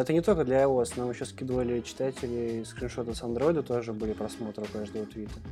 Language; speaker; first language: Russian; native; Russian